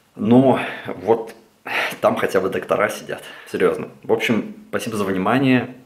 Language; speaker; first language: Russian; early bilingual, heritage; Russian